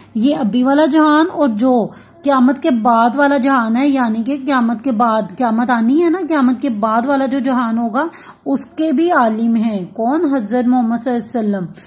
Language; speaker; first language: Urdu; non-native, local second language; Punjabi